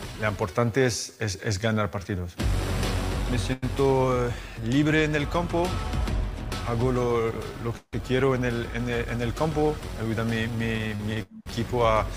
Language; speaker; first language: Spanish; non-native, fluent; French